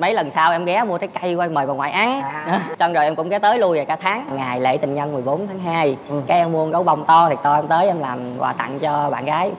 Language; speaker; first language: Vietnamese; native; Vietnamese